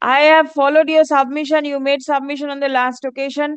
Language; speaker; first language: English; non-native, local second language; Bangla